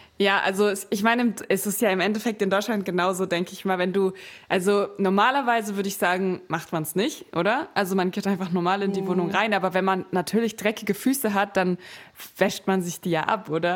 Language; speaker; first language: German; native; German